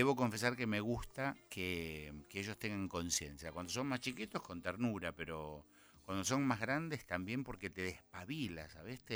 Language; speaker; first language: Spanish; native; Spanish